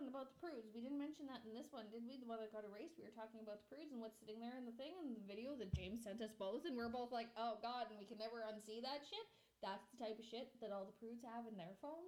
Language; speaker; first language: English; native; English